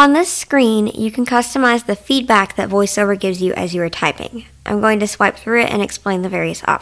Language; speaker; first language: English; native; English